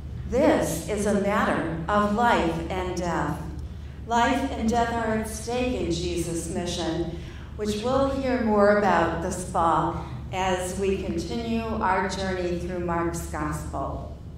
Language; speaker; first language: English; native; English